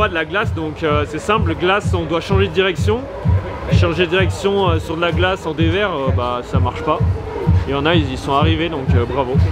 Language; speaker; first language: French; native; French